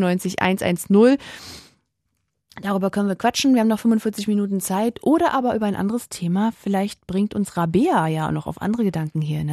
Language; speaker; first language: German; native; German